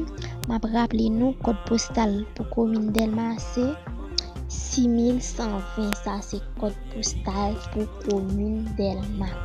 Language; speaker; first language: French; non-native, learner; Haitian Creole